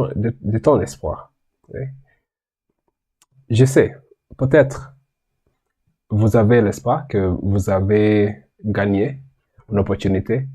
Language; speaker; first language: French; non-native, learner; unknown